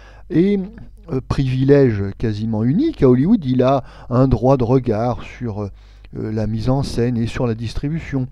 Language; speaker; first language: French; native; French